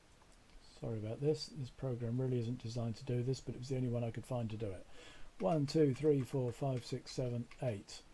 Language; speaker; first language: English; native; English